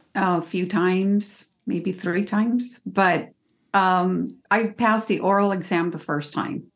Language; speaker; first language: English; early bilingual, other home language; Spanish